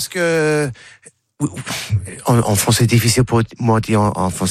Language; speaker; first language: French; non-native, learner; English